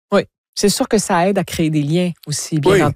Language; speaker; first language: French; native; French